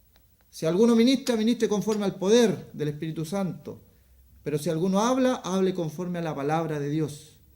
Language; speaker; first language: Spanish; native; Spanish